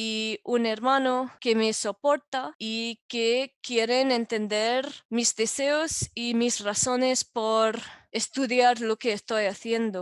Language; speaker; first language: Spanish; non-native, fluent; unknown